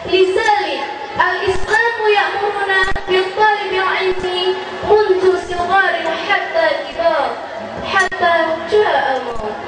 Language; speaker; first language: Arabic; non-native, learner; Indonesian